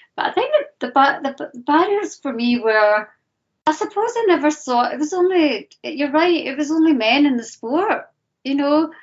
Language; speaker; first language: English; native; English